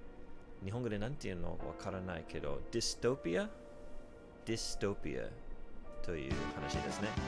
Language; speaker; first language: Japanese; non-native, learner; English